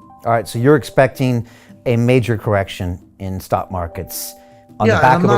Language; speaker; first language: English; native; English